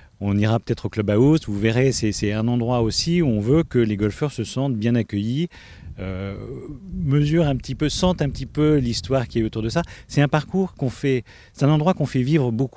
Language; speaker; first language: French; native; French